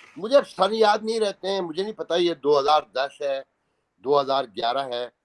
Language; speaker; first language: Urdu; native; Urdu